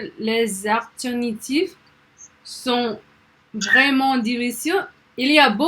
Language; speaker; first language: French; non-native, learner; English